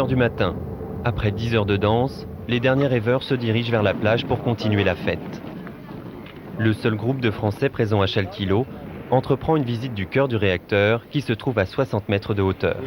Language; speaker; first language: French; native; French